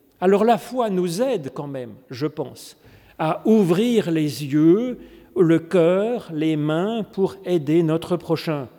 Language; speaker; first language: French; native; French